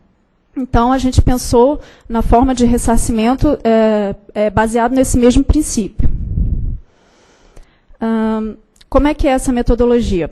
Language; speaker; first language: Portuguese; native; Portuguese